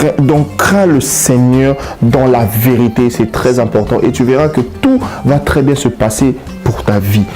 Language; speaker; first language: French; non-native, local second language; Lingala